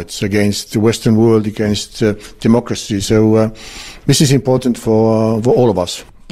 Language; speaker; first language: English; non-native, fluent; Estonian